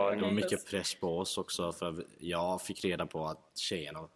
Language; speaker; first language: Swedish; early bilingual, other home language; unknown